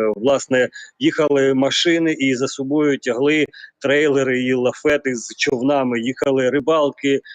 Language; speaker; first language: Ukrainian; native; Ukrainian